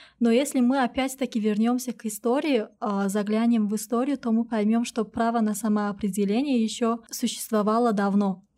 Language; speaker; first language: Russian; non-native, local second language; Tajik